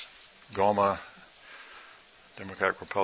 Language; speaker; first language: English; native; English